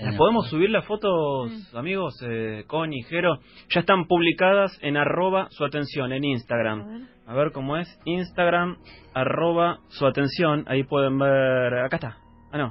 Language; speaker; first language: Spanish; native; Spanish